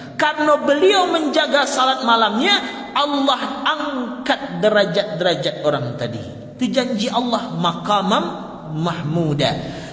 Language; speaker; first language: Malay; non-native, local second language; Minangkabau